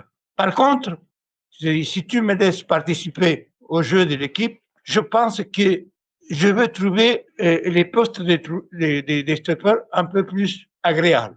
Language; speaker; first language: French; non-native, fluent; Spanish